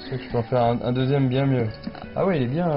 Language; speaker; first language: French; native; French